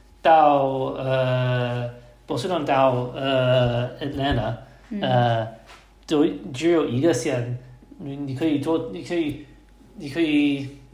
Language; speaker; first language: Chinese; non-native, learner; English